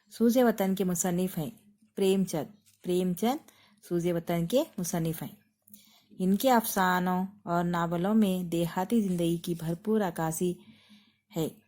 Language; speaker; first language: Urdu; native; Urdu